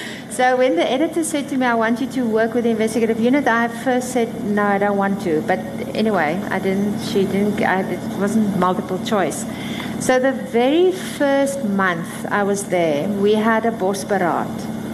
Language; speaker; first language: English; non-native, local second language; Afrikaans